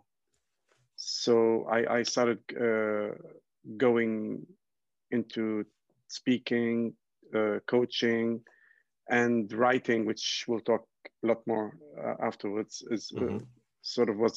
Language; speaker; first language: English; non-native, local second language; Arabic